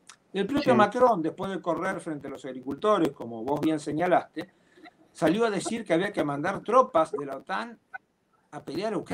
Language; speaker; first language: Spanish; native; Spanish